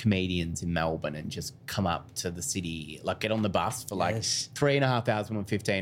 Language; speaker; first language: English; native; English